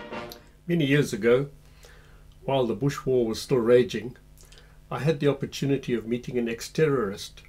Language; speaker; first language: English; native; English